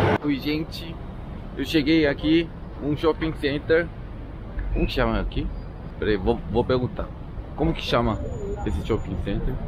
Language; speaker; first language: Portuguese; non-native, learner; Korean